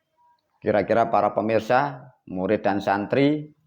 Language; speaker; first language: Indonesian; native; Indonesian